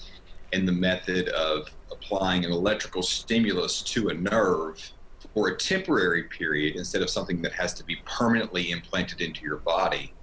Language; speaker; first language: English; native; English